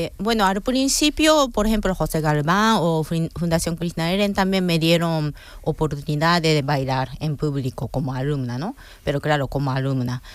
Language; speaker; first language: Spanish; non-native, fluent; Japanese